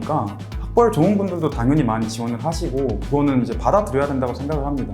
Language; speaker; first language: Korean; native; Korean